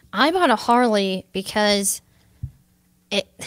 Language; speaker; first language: English; native; English